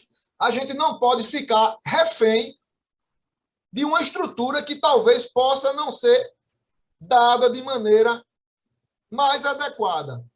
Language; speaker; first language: Portuguese; native; Portuguese